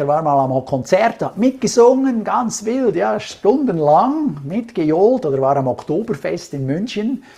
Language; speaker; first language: German; native; German